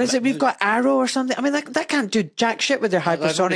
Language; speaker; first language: English; native; English